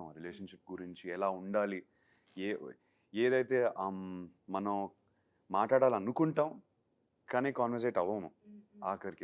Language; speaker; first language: Telugu; native; Telugu